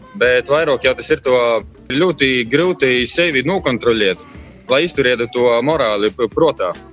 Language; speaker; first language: Latvian; native; Latvian